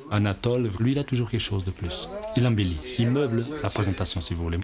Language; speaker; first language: French; non-native, fluent; Portuguese